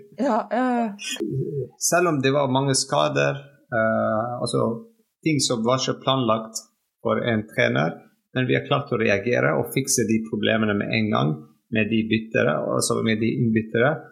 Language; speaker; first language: Norwegian; non-native, fluent; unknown